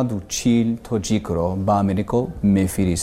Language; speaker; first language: Persian; non-native, learner; English